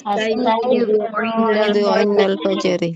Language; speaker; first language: Arabic; non-native, learner; Indonesian